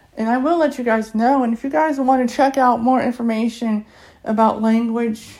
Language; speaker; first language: English; native; English